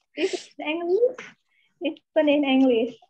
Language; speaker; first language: English; non-native, fluent; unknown